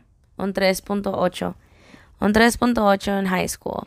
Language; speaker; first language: Spanish; early bilingual, heritage; Spanish